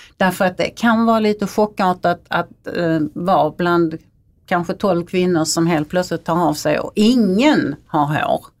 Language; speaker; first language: Swedish; native; Swedish